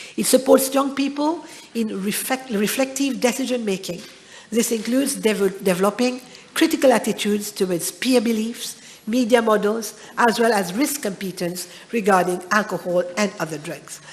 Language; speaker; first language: English; non-native, local second language; Morisyen